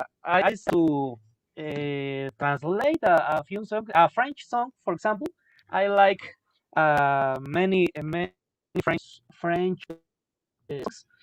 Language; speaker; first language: English; non-native, local second language; Spanish